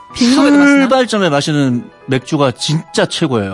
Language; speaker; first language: Korean; native; Korean